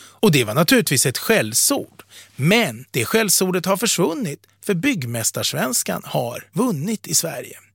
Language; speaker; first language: Swedish; native; Swedish